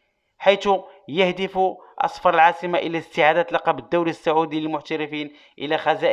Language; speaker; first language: Arabic; native; Arabic